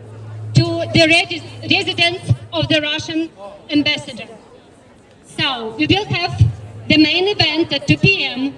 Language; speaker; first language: English; non-native, fluent; Ukrainian